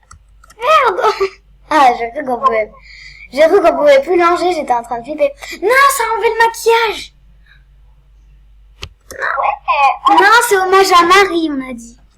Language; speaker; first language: French; native; French